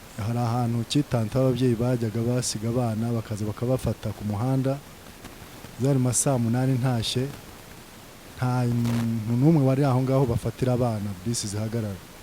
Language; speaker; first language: Kinyarwanda; early bilingual, heritage; Kinyarwanda